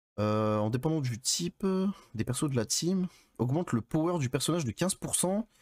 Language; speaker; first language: French; native; French